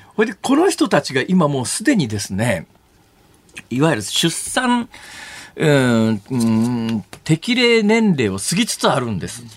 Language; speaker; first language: Japanese; native; Japanese